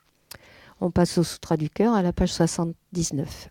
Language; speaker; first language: French; native; French